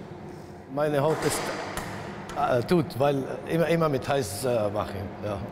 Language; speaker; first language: German; non-native, learner; Arabic